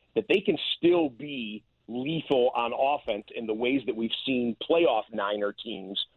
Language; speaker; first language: English; native; English